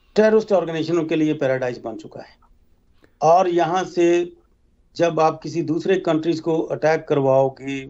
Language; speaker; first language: Hindi; native; Hindi